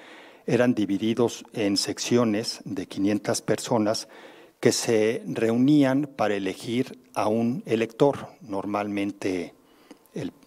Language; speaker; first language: Spanish; native; Spanish